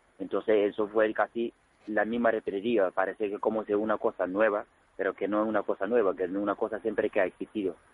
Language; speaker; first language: Spanish; non-native, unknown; Wolof